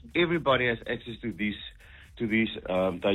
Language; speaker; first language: English; non-native, local second language; Afrikaans